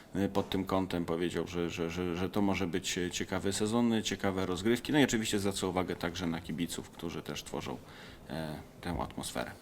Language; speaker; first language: Polish; native; Polish